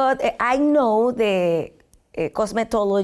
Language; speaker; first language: English; non-native, learner; Spanish